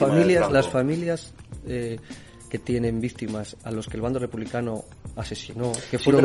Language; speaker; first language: Spanish; native; Spanish